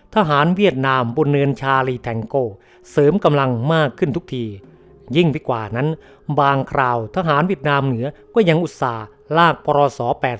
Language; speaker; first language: Thai; native; Thai